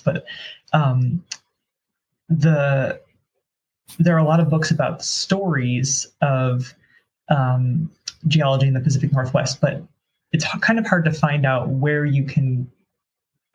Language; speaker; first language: English; native; English